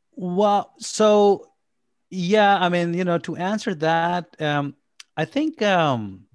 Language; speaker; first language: English; non-native, local second language; Urdu